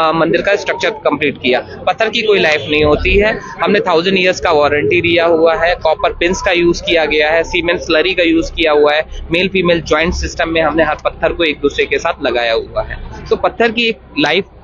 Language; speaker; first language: Hindi; native; Hindi